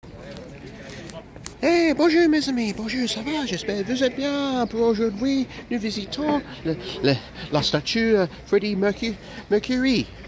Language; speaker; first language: French; non-native, learner; English